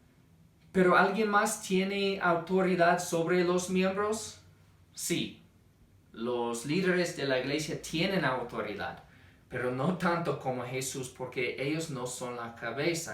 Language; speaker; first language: Spanish; non-native, fluent; English